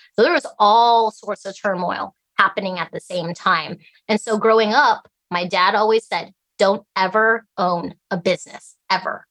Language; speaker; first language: English; early bilingual, other home language; Cantonese